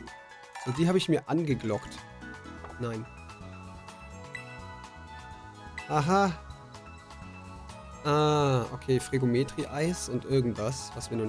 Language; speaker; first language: German; native; German